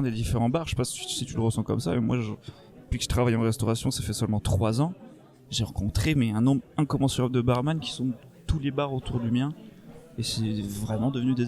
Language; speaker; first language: French; native; French